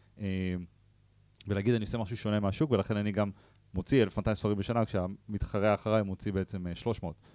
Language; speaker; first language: Hebrew; native; Hebrew